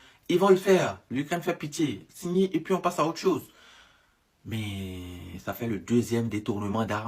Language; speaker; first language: French; native; French